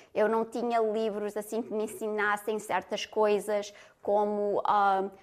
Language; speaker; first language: Portuguese; early bilingual, other home language; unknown